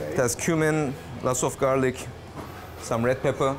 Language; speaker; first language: English; non-native, fluent; Turkish